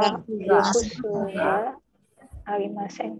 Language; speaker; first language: Japanese; non-native, learner; Indonesian